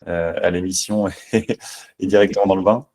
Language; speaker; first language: French; native; French